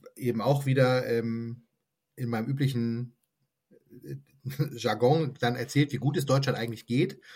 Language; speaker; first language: German; native; German